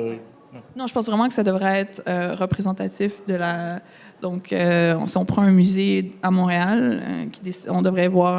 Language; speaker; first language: French; native; French